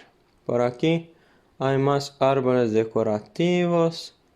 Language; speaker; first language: Spanish; non-native, fluent; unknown